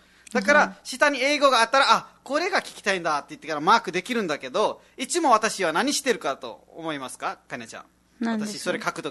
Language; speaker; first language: Japanese; non-native, fluent; Nepali